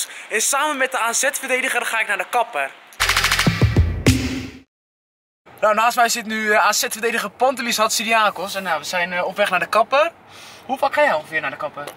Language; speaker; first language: Dutch; native; Dutch